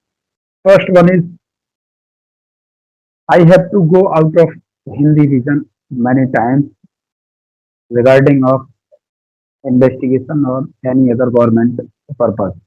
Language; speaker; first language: English; non-native, learner; Hindi